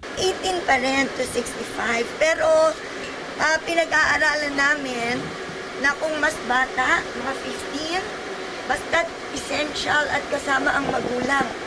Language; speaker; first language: Filipino; native; Filipino